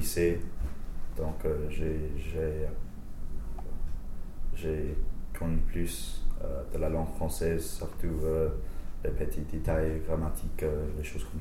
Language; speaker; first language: French; non-native, fluent; English